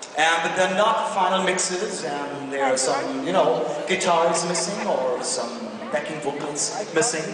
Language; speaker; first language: English; non-native, fluent; German